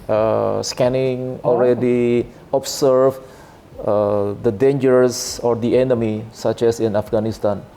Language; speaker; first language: English; non-native, learner; Indonesian